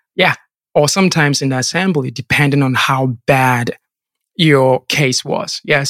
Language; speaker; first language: English; non-native, local second language; Akan